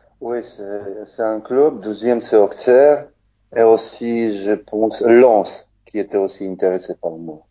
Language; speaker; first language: French; non-native, learner; Polish